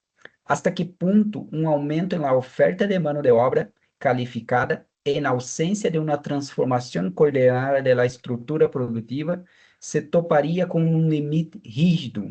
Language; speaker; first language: Spanish; non-native, fluent; Portuguese